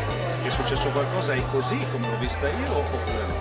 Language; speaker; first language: Italian; native; Italian